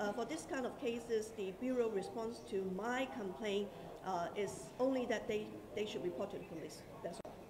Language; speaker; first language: English; non-native, local second language; Cantonese